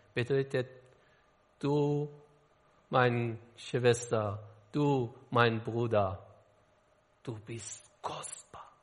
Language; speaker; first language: German; non-native, learner; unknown